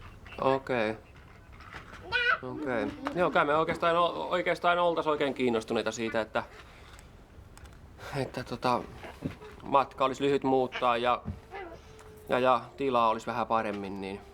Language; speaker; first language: Finnish; native; Finnish